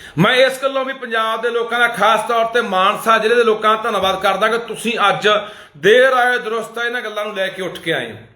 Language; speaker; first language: Punjabi; native; Punjabi